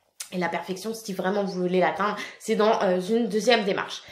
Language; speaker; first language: French; native; French